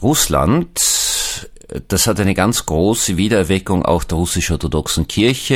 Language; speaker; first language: German; native; German